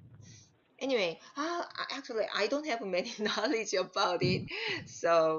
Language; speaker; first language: English; non-native, learner; Korean